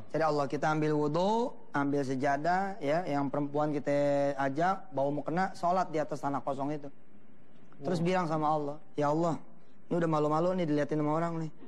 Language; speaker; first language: Indonesian; native; Indonesian